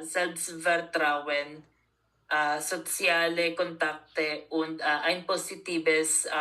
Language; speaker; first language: German; non-native, learner; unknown